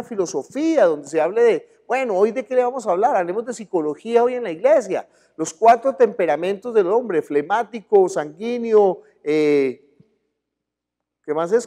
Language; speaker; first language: Spanish; native; Spanish